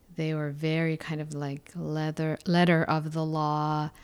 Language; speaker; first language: English; non-native, fluent; Korean